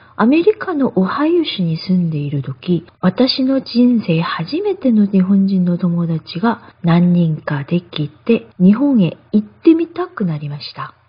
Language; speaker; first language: Japanese; non-native, fluent; Korean